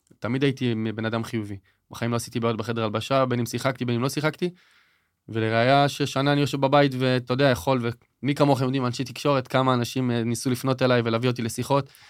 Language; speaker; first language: Hebrew; native; Hebrew